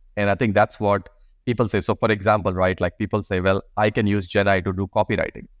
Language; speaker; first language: English; non-native, local second language; Hindi